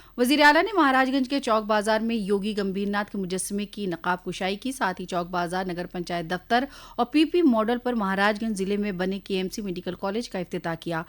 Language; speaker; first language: Urdu; native; Urdu